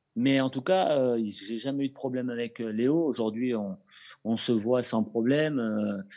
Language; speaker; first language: French; native; French